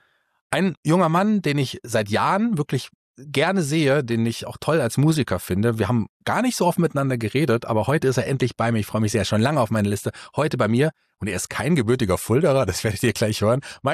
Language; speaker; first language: German; native; German